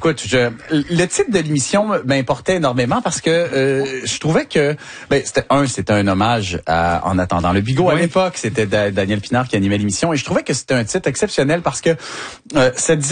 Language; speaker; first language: French; native; French